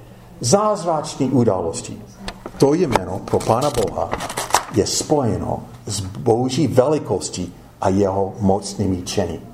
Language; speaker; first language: Czech; non-native, fluent; English